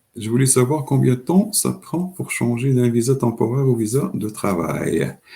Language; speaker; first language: French; non-native, local second language; Arabic